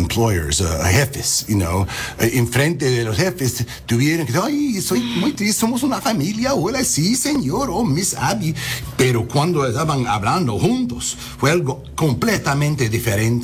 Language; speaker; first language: Spanish; early bilingual, heritage; Spanish